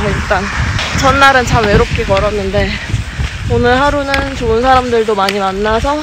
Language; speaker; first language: Korean; native; Korean